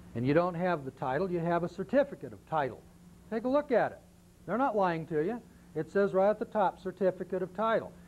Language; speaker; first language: English; native; English